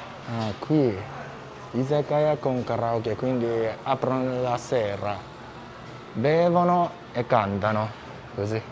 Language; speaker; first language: Italian; non-native, fluent; Japanese